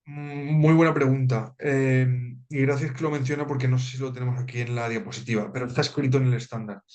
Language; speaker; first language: Spanish; native; Spanish